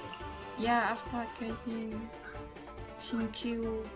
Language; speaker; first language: English; non-native, learner; Vietnamese